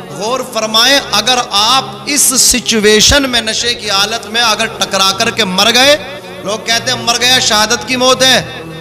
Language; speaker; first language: Urdu; native; Urdu